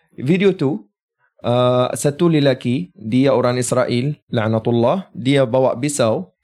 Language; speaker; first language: Malay; non-native, fluent; Arabic